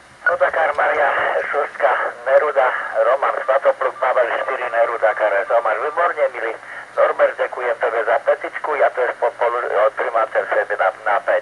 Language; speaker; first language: Polish; native; Polish